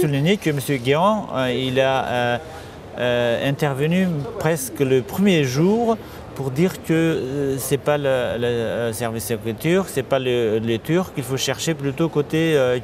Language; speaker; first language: French; non-native, fluent; Kurdish